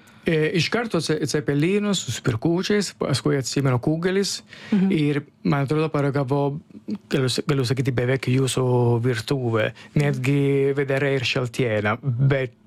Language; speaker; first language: Lithuanian; non-native, learner; Italian